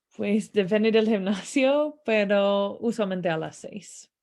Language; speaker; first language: Spanish; non-native, fluent; English